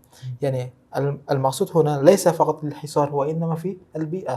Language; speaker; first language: Arabic; non-native, fluent; Indonesian